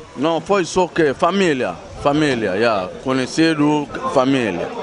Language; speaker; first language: Portuguese; non-native, learner; Lingala